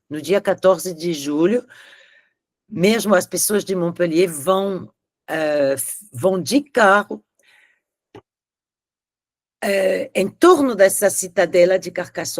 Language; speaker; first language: Portuguese; non-native, fluent; French